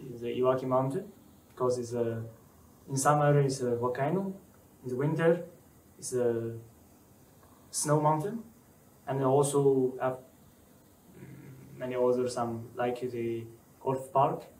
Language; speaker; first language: English; non-native, learner; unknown